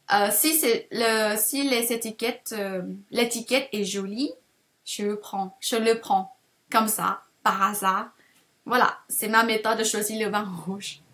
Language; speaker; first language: French; non-native, fluent; Thai